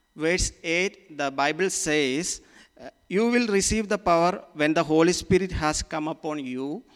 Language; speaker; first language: English; non-native, local second language; Malayalam